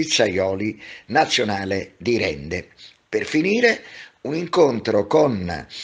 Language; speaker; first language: Italian; native; Italian